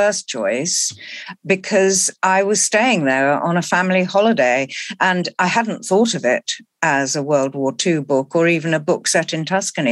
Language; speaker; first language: English; native; English